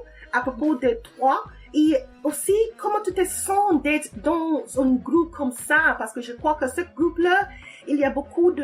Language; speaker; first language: French; non-native, fluent; English